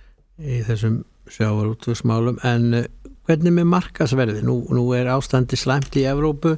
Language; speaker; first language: Icelandic; native; Icelandic